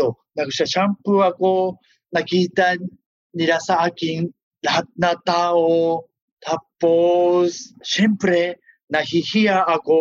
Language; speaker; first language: Filipino; non-native, learner; Japanese